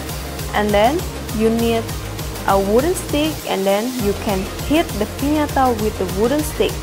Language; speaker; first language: English; non-native, fluent; Indonesian